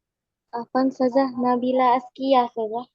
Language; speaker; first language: Arabic; non-native, learner; Indonesian